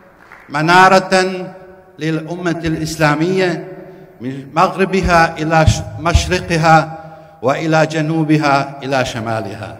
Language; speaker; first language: Arabic; non-native, fluent; Bosnian